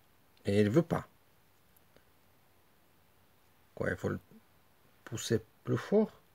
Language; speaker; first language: French; non-native, fluent; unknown